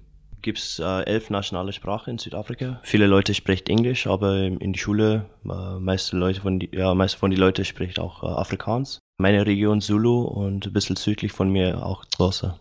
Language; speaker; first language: German; non-native, learner; English